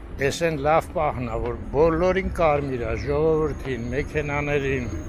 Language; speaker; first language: Armenian; native; Armenian